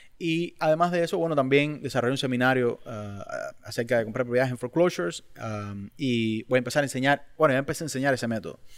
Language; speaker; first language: Spanish; native; Spanish